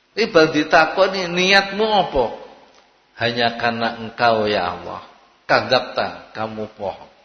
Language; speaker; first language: Indonesian; non-native, local second language; Javanese